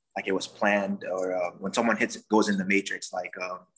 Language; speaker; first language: English; non-native, fluent; Dutch